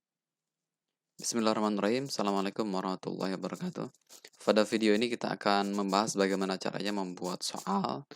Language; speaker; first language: Indonesian; native; Indonesian